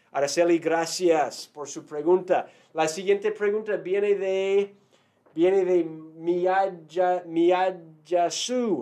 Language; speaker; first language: Spanish; non-native, fluent; English